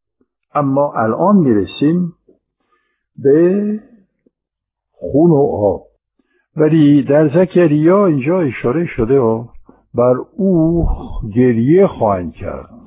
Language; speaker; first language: Persian; non-native, fluent; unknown